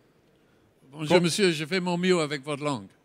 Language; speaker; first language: French; non-native, fluent; English